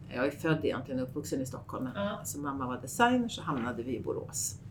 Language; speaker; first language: Swedish; native; Swedish